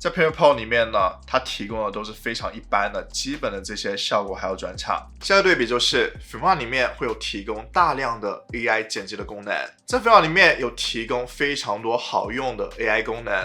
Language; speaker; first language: Chinese; native; Chinese